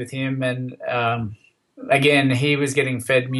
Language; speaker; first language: English; native; English